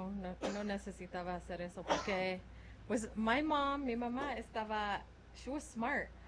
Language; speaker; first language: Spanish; non-native, learner; English